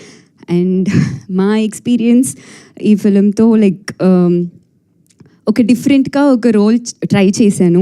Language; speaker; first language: Telugu; non-native, learner; Tamil